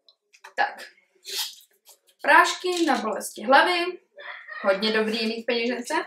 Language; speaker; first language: Czech; early bilingual, heritage; Czech